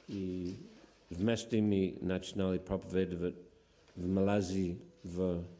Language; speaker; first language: Russian; non-native, fluent; English